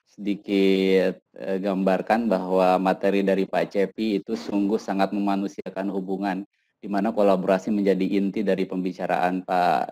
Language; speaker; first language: Indonesian; native; Indonesian